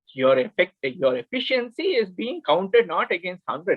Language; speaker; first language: English; non-native, local second language; Kannada